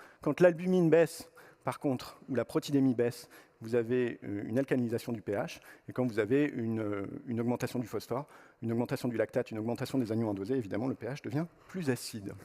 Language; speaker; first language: French; native; French